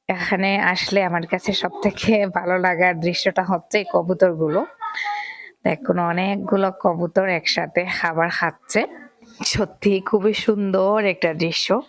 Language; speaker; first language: Bangla; native; Bangla